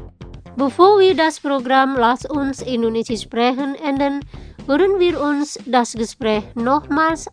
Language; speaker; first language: German; non-native, fluent; Indonesian